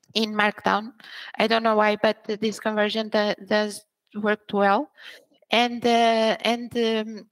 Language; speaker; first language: English; early bilingual, other home language; Portuguese